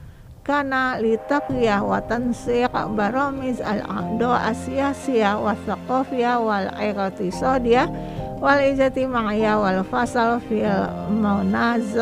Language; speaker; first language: Arabic; non-native, fluent; Indonesian